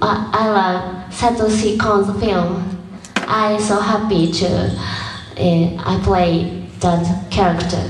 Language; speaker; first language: English; non-native, learner; Japanese